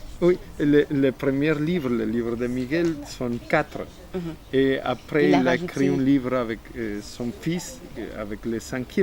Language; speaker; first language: French; non-native, fluent; Spanish